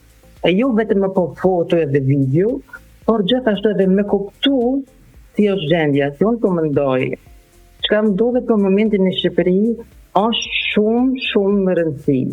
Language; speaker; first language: Albanian; non-native, learner; German